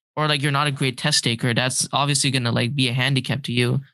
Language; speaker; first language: English; non-native, local second language; Malay